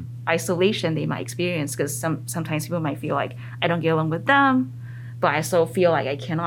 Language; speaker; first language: English; non-native, fluent; Chinese